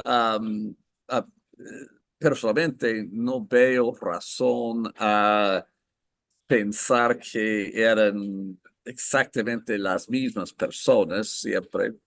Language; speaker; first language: Spanish; non-native, fluent; English